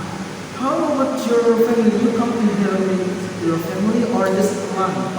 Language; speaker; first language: English; non-native, learner; Indonesian